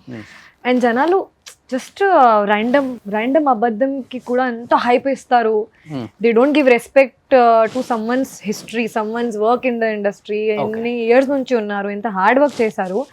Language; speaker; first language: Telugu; non-native, fluent; Hindi